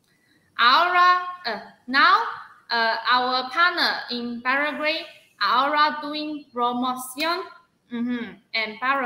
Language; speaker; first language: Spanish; non-native, learner; Chinese